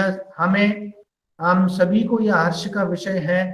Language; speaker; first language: Hindi; non-native, local second language; Kannada